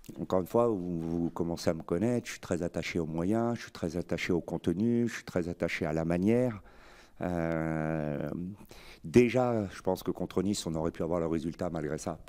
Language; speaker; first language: French; native; French